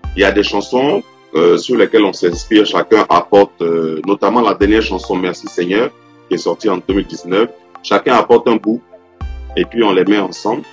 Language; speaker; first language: French; non-native, local second language; Yoruba